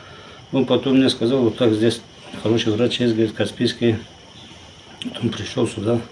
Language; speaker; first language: Russian; non-native, local second language; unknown